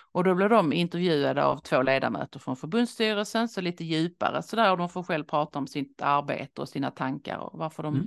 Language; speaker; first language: Swedish; native; Swedish